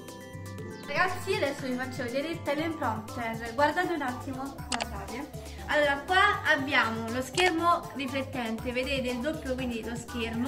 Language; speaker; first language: Italian; native; Italian